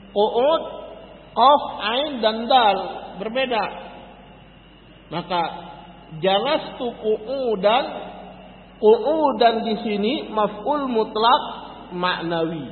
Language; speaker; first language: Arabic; non-native, fluent; Indonesian